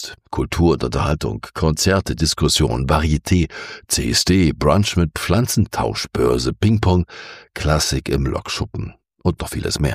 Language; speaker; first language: German; native; German